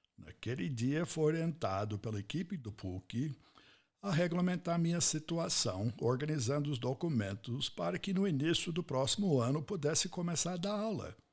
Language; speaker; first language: Portuguese; non-native, fluent; English